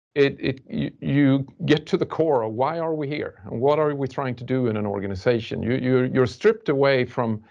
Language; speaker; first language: English; non-native, fluent; Swedish